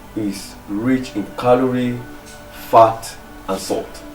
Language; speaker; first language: English; non-native, local second language; Yoruba